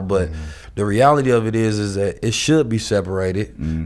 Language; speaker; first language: English; native; English